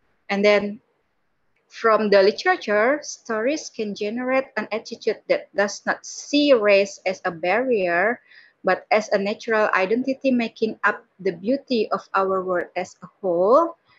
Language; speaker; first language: English; non-native, fluent; Indonesian